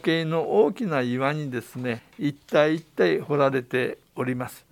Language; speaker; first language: Japanese; native; Japanese